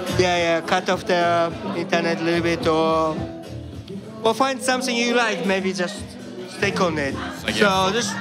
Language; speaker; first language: English; non-native, learner; Japanese